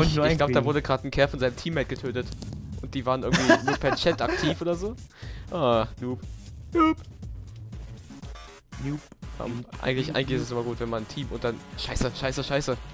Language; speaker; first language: German; native; German